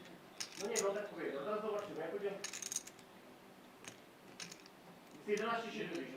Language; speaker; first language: Polish; native; Polish